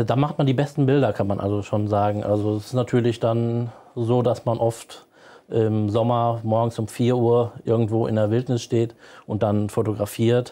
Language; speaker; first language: German; native; German